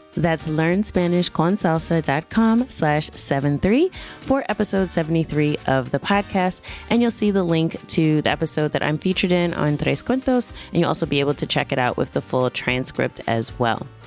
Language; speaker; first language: English; native; English